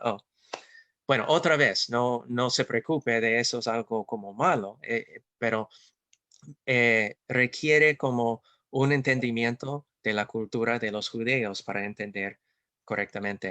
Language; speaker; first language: Spanish; non-native, fluent; English